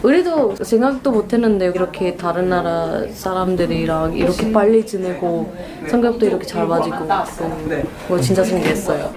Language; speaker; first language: Korean; non-native, fluent; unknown